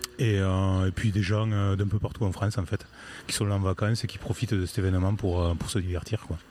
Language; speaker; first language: French; native; French